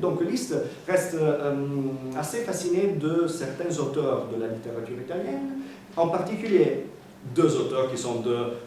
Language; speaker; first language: French; non-native, fluent; Italian